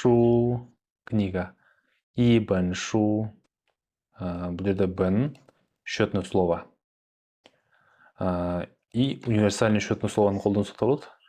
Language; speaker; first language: Russian; non-native, local second language; Kyrgyz